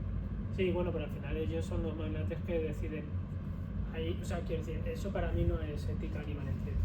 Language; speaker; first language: Spanish; native; Spanish